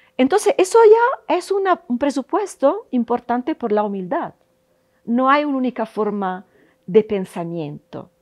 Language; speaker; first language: Spanish; non-native, fluent; Italian